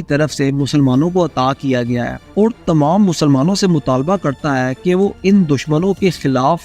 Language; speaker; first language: Urdu; native; Urdu